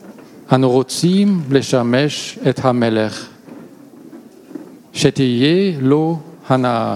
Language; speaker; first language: Hebrew; non-native, learner; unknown